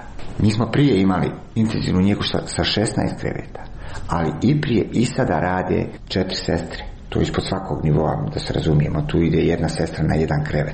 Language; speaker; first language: Serbian; native; Serbian